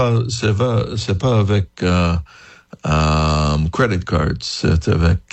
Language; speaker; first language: French; non-native, fluent; English